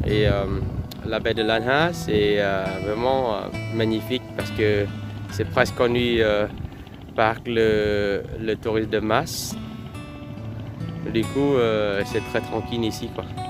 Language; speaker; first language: French; non-native, fluent; Vietnamese